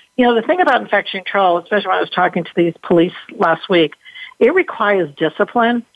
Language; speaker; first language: English; native; English